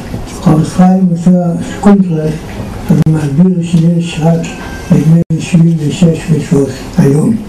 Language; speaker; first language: Hebrew; non-native, fluent; Yiddish